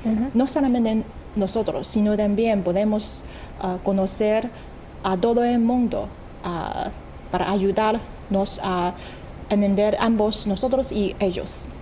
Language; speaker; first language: Spanish; non-native, fluent; Chinese